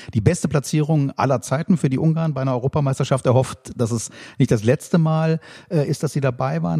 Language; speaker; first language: German; native; German